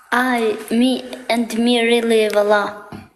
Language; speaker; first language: English; non-native, learner; Albanian